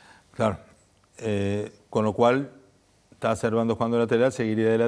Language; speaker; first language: Spanish; native; Spanish